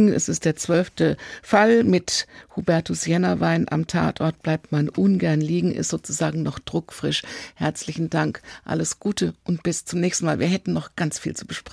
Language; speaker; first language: German; native; German